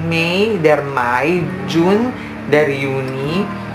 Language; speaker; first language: German; non-native, learner; Filipino